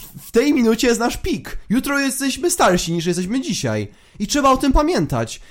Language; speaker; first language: Polish; native; Polish